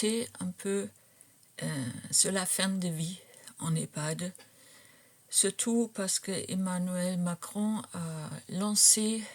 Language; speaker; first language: French; non-native, fluent; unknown